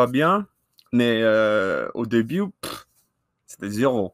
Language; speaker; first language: French; non-native, learner; English